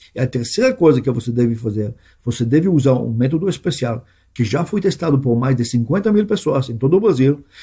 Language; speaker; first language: Portuguese; non-native, fluent; Hebrew